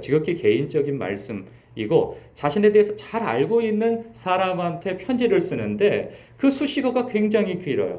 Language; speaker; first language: Korean; native; Korean